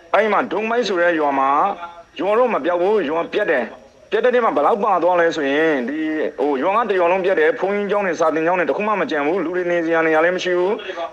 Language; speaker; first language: Burmese; native; Burmese